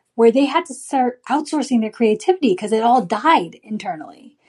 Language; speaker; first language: English; native; English